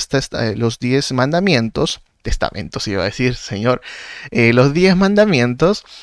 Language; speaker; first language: Spanish; native; Spanish